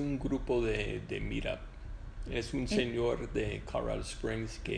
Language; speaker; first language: Spanish; non-native, fluent; English